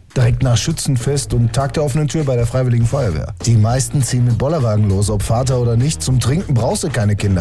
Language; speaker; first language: German; native; German